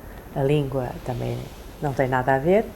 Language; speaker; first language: Portuguese; early bilingual, other home language; Chinese